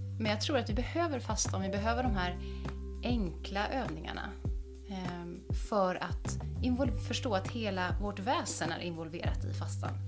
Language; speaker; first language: Swedish; native; Swedish